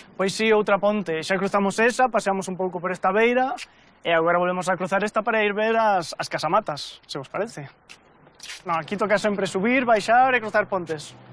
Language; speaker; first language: Galician; native; Galician